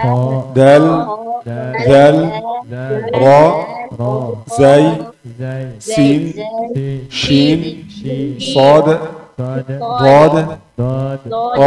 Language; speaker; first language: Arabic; non-native, fluent; Indonesian